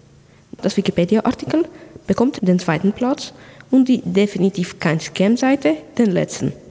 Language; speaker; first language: German; non-native, local second language; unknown